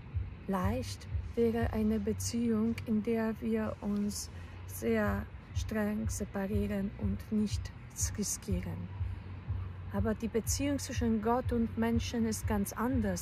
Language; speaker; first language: German; non-native, fluent; Polish